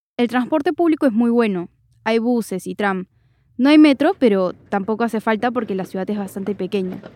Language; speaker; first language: Spanish; native; Spanish